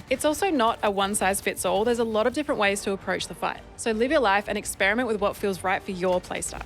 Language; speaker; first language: English; native; English